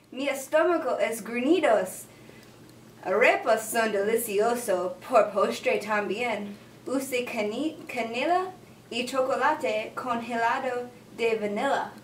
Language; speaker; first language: Spanish; non-native, learner; English